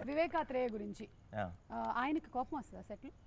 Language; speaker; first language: Telugu; native; Telugu